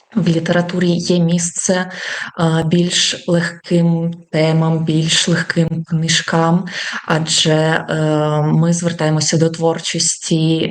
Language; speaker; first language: Ukrainian; native; Ukrainian